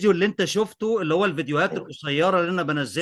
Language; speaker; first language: Arabic; native; Arabic